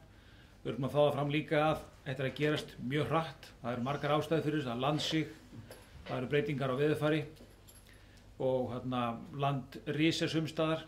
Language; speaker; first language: Icelandic; native; Icelandic